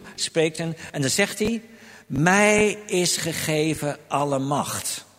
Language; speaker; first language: Dutch; native; Dutch